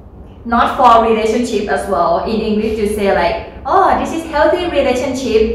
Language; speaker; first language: English; non-native, learner; Thai